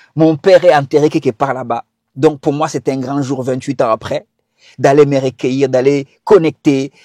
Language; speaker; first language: French; early bilingual, other home language; Kinyarwanda